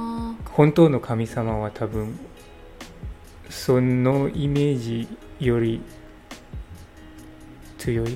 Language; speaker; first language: Japanese; non-native, learner; English